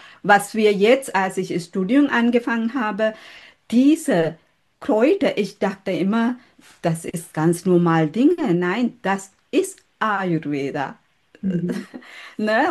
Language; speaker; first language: German; non-native, fluent; Sinhala